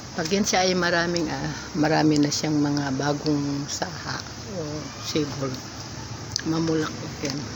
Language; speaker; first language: Filipino; non-native, local second language; Cebuano